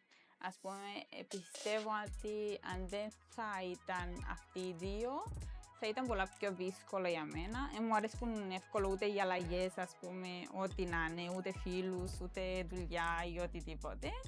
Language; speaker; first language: Greek; non-native, fluent; Romanian